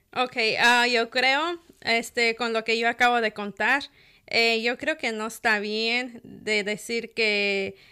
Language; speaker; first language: Spanish; native; Spanish